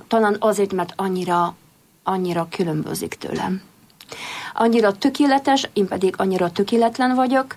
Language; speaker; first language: Hungarian; non-native, fluent; Polish